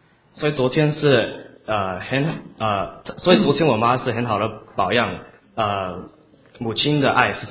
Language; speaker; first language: Chinese; early bilingual, heritage; Chinese